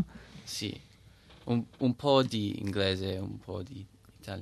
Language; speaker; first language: Italian; non-native, learner; English